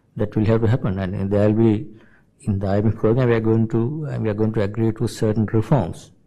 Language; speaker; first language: English; non-native, local second language; Sinhala